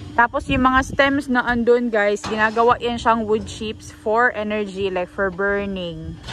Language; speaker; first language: Filipino; non-native, local second language; Cebuano